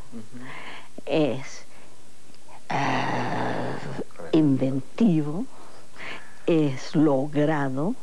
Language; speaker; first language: Spanish; non-native, fluent; English